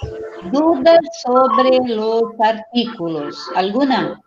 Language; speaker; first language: Spanish; non-native, fluent; Portuguese